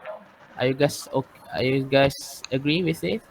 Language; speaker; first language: English; non-native, learner; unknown